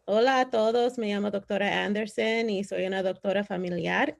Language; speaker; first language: Spanish; non-native, learner; English